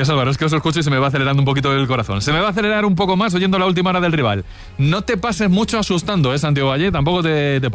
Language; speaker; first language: Spanish; native; Spanish